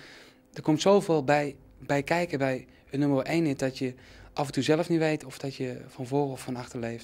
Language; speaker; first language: Dutch; native; Dutch